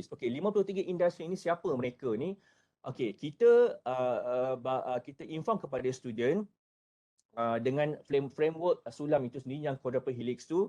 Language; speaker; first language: Malay; native; Malay